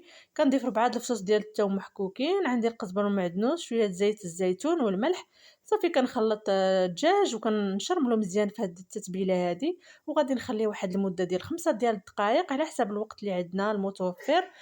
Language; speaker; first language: Arabic; native; Arabic